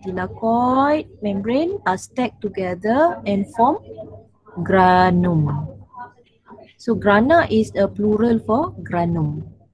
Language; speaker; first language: English; non-native, local second language; Malay